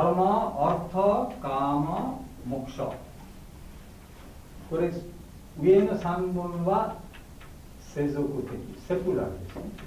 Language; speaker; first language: Japanese; non-native, learner; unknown